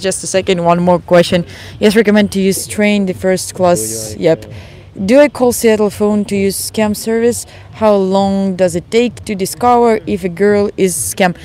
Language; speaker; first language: English; non-native, fluent; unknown